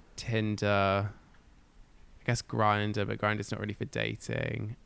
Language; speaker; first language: English; native; English